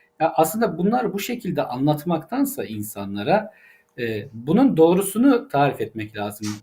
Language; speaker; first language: Turkish; native; Turkish